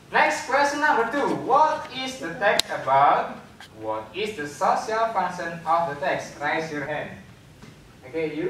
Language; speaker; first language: English; non-native, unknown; Indonesian